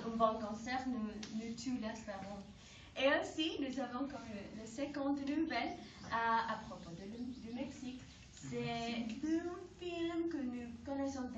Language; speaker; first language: French; non-native, learner; Spanish